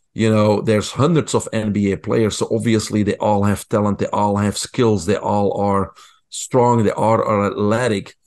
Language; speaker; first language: English; non-native, fluent; Dutch